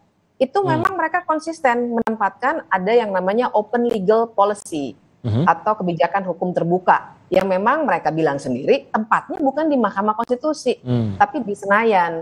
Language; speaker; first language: Indonesian; native; Indonesian